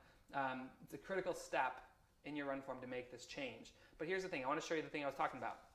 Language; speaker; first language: English; native; English